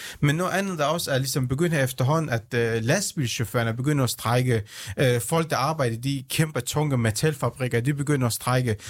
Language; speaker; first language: Danish; early bilingual, other home language; Central Kurdish